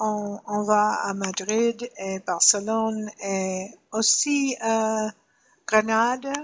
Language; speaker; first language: French; non-native, learner; English